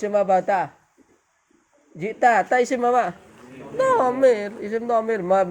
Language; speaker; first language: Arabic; non-native, fluent; Indonesian